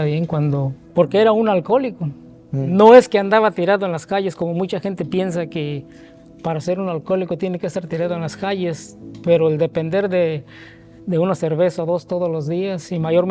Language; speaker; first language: Spanish; native; Spanish